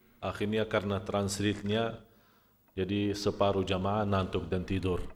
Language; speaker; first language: Malay; non-native, fluent; Arabic